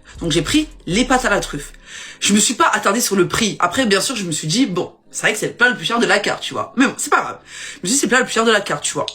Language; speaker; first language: French; native; French